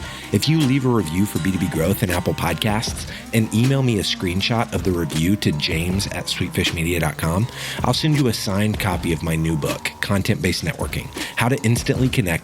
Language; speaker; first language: English; native; English